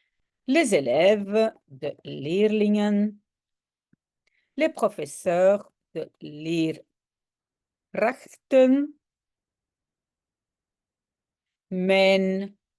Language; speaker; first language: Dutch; non-native, local second language; French